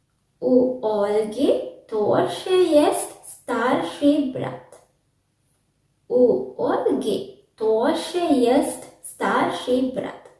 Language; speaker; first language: Russian; non-native, learner; Sinhala